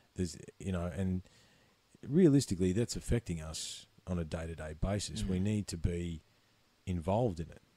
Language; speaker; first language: English; native; English